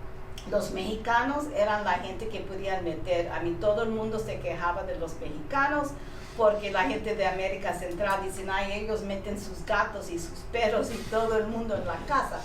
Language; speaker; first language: Spanish; early bilingual, heritage; Spanish